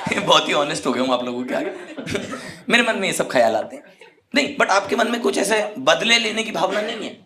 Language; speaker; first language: Hindi; native; Hindi